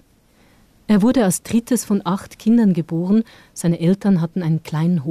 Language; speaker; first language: German; native; German